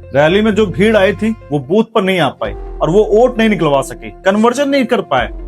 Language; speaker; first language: Hindi; native; Hindi